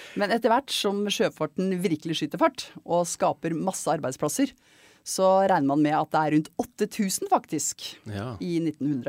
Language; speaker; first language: Norwegian; native; Norwegian